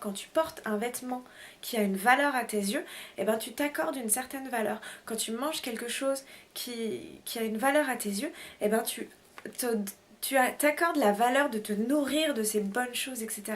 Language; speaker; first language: French; native; French